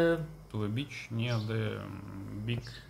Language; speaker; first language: English; non-native, learner; Russian